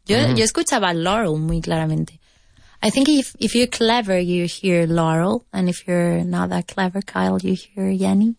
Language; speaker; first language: English; non-native, fluent; Spanish